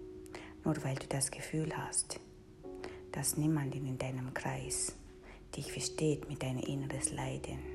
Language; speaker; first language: German; non-native, fluent; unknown